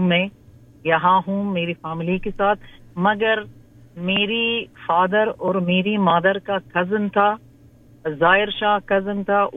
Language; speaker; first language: Hindi; non-native, learner; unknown